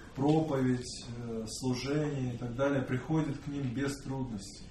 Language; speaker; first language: Russian; native; Russian